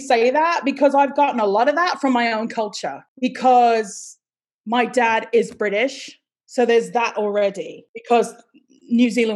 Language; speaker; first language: English; native; English